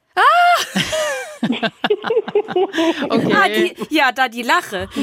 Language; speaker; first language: German; native; German